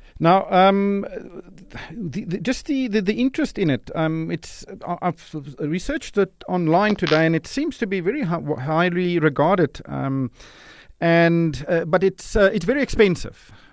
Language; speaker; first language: English; non-native, local second language; Afrikaans